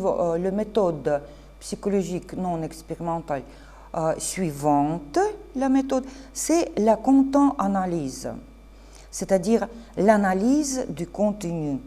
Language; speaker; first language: French; non-native, fluent; Russian